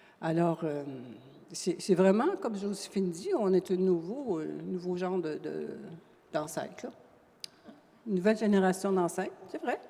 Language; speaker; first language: French; non-native, local second language; Cree